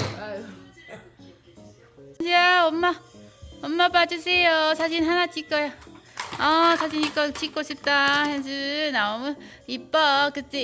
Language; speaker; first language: Korean; non-native, learner; Vietnamese